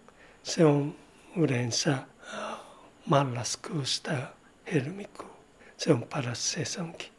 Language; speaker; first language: Finnish; non-native, learner; Japanese